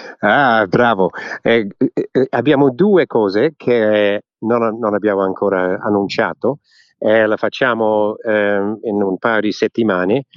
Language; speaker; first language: Italian; early bilingual, heritage; English